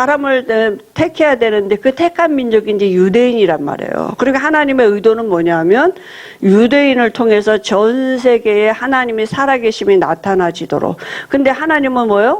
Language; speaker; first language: Korean; native; Korean